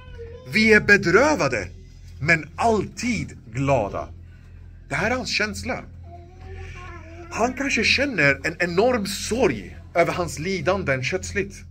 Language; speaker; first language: Swedish; non-native, local second language; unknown